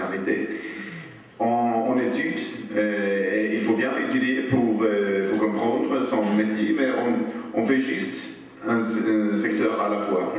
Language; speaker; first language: French; non-native, learner; Swedish